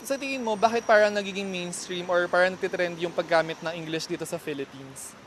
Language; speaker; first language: Filipino; native; Filipino